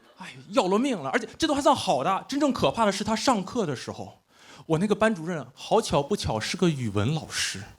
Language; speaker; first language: Chinese; native; Chinese